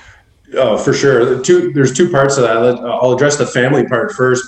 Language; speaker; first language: English; native; English